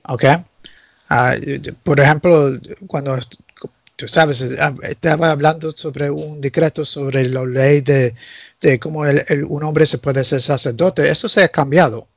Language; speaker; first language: Spanish; early bilingual, heritage; Spanish